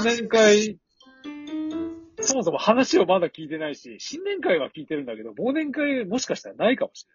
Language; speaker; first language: Japanese; native; Japanese